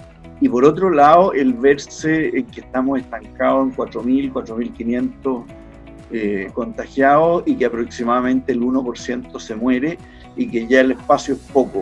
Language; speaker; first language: Spanish; native; Spanish